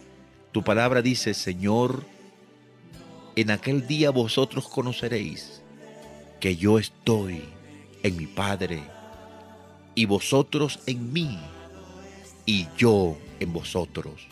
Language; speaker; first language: Spanish; native; Spanish